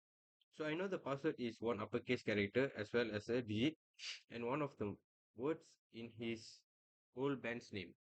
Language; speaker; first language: English; non-native, local second language; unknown